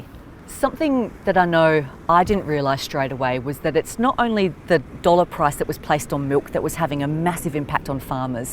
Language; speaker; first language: English; native; English